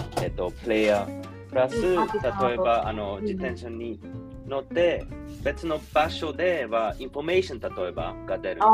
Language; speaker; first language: Japanese; non-native, learner; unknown